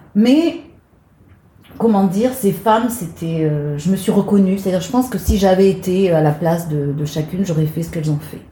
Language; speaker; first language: French; native; French